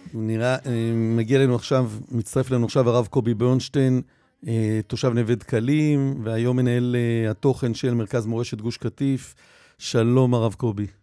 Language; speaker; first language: Hebrew; native; Hebrew